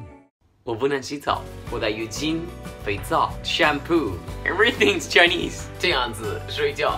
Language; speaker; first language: Chinese; non-native, fluent; Spanish